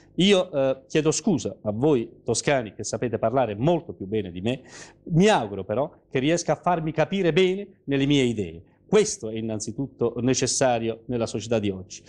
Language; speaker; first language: Italian; native; Italian